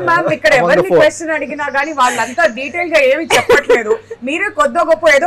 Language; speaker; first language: Telugu; native; Telugu